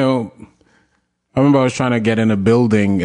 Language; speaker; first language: English; non-native, fluent; Haitian Creole